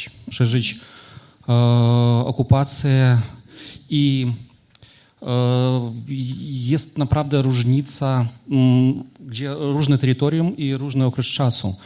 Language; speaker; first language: Polish; non-native, fluent; Ukrainian